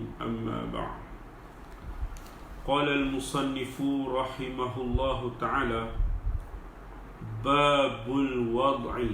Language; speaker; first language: Arabic; non-native, fluent; Malay